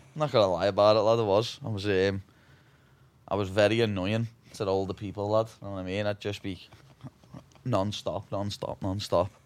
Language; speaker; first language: English; native; English